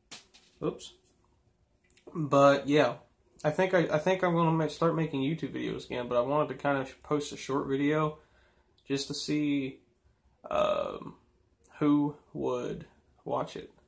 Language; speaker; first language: English; native; English